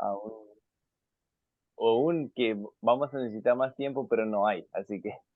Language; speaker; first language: Spanish; non-native, fluent; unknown